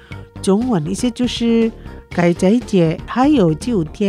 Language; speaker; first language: Chinese; early bilingual, heritage; Chinese